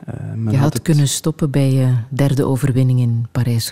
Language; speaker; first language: Dutch; native; Dutch